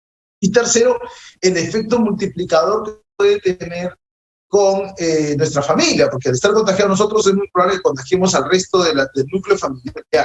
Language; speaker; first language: Spanish; native; Spanish